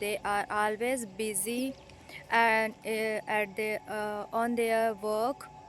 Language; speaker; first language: English; non-native, learner; Hindi